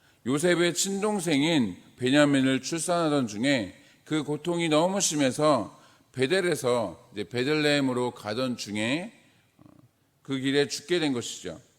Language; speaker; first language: Korean; native; Korean